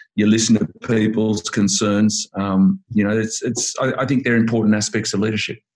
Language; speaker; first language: English; native; English